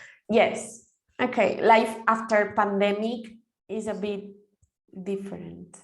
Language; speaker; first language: English; non-native, fluent; Spanish